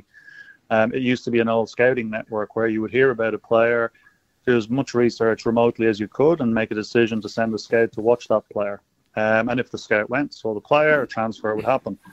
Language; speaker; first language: English; native; English